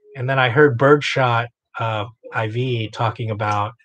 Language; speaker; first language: English; native; English